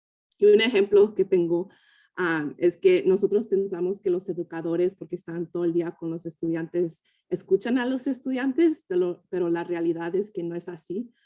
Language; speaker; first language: Spanish; early bilingual, heritage; Spanish